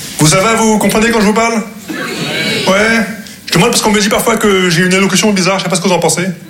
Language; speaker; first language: French; non-native, local second language; Arabic